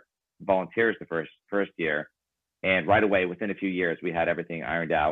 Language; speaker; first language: English; early bilingual, other home language; Ukrainian